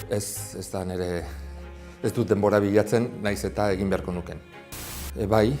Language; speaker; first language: Basque; non-native, local second language; Spanish